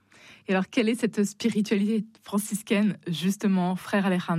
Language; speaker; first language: French; native; French